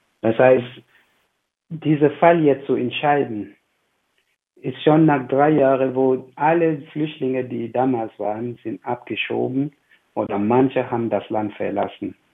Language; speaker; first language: German; non-native, fluent; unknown